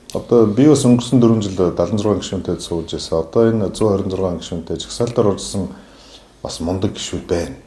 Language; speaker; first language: Mongolian; non-native, local second language; Kazakh